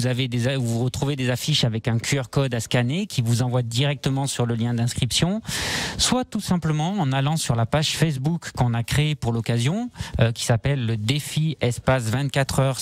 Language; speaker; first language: French; native; French